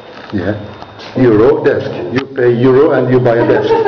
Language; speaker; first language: English; non-native, fluent; Turkish